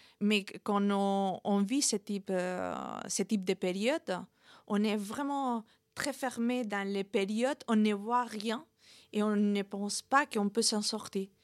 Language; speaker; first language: French; non-native, fluent; Spanish